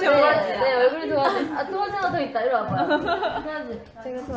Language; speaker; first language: Korean; native; Korean